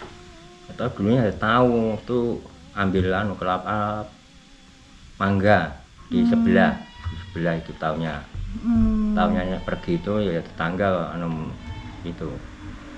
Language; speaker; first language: Indonesian; non-native, local second language; Javanese